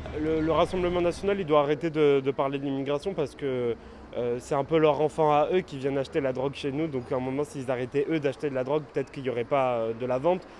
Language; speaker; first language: French; native; French